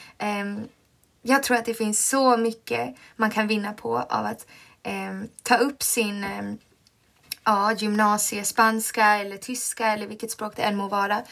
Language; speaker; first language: Swedish; native; Swedish